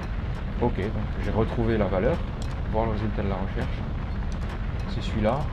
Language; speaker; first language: French; native; French